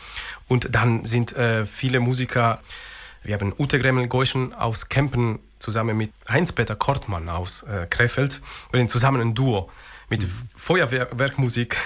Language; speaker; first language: German; non-native, fluent; Italian